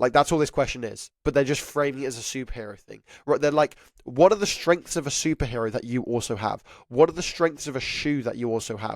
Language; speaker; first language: English; native; English